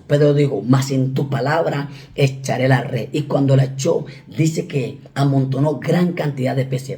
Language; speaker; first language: Spanish; native; Spanish